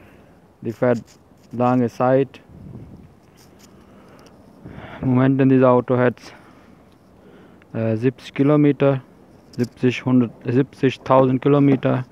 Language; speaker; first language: German; non-native, learner; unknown